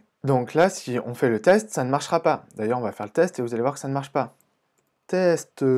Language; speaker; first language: French; native; French